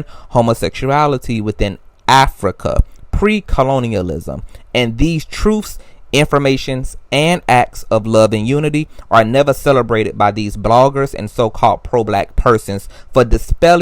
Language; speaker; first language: English; native; English